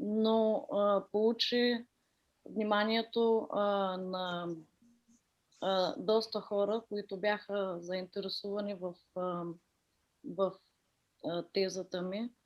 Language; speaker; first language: Bulgarian; early bilingual, heritage; Danish